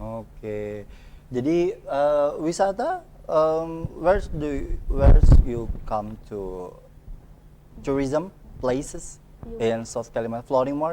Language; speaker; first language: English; non-native, learner; Indonesian